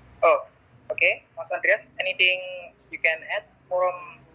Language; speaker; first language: English; non-native, learner; Indonesian